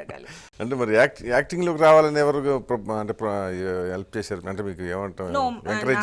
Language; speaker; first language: Telugu; native; Telugu